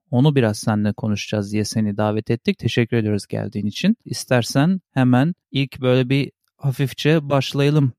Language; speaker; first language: Turkish; native; Turkish